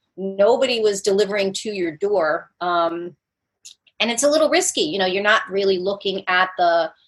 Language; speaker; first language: English; native; English